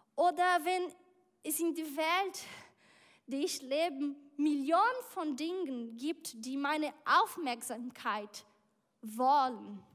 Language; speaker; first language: German; non-native, learner; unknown